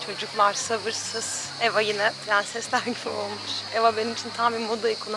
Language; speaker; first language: Turkish; native; Turkish